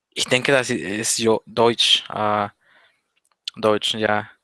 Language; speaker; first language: German; non-native, learner; Spanish